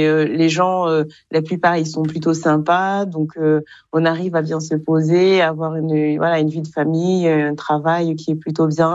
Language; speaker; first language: French; non-native, local second language; Kinyarwanda